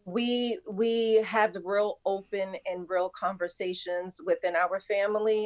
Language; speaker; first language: English; native; English